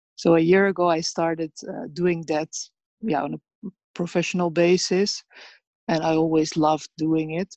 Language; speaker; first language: English; early bilingual, other home language; Bosnian